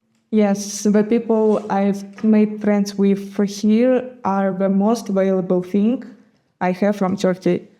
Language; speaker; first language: English; non-native, fluent; Gagauz